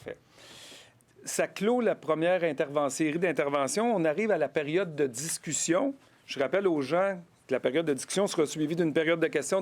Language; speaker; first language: French; native; French